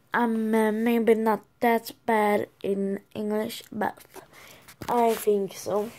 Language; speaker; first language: English; non-native, learner; Swedish